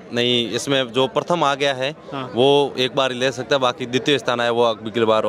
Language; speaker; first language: Hindi; native; Hindi